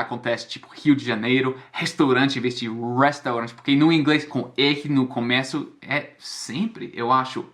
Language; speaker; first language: Portuguese; non-native, fluent; English